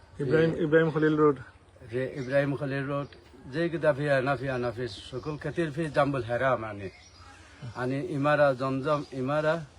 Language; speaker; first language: Arabic; non-native, learner; Bangla